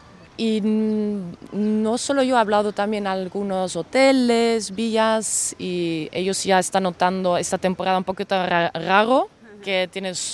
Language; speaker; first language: Spanish; non-native, fluent; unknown